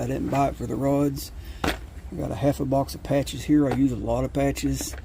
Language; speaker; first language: English; native; English